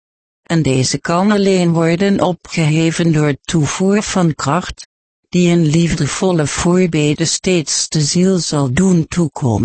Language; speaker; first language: Dutch; native; Dutch